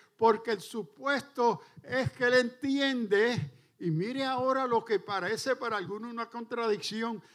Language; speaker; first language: Spanish; early bilingual, heritage; Spanish